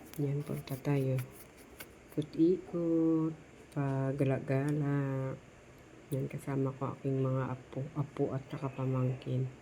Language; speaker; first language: Filipino; non-native, local second language; Hiligaynon